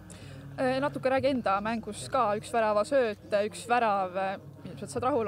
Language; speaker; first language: Estonian; native; Estonian